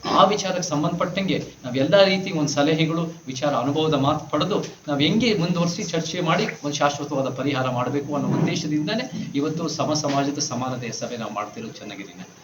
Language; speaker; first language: Kannada; early bilingual, heritage; Kannada